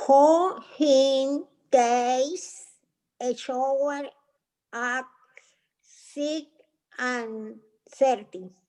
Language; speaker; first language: English; non-native, learner; Spanish